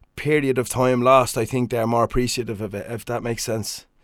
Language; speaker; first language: English; native; English